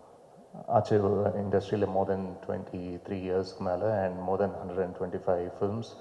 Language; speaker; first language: Tamil; native; Tamil